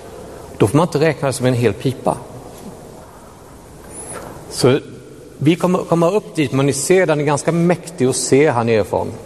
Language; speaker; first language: Swedish; native; Swedish